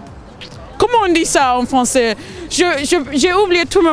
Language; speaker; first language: French; non-native, learner; Turkish